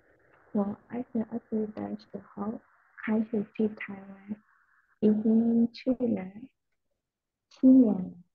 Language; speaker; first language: Chinese; non-native, learner; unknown